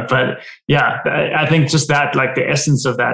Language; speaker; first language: English; native; English